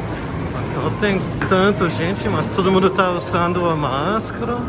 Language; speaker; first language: Portuguese; non-native, fluent; English